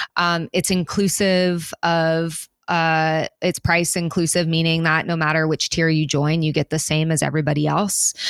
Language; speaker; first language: English; native; English